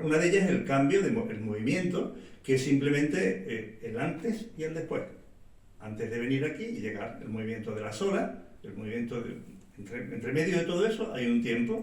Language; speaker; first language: Spanish; native; Spanish